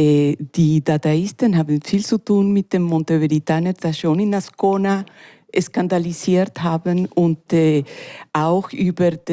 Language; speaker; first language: German; non-native, learner; Spanish